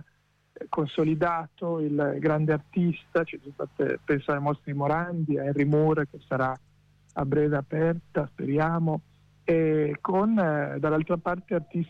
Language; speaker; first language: Italian; native; Italian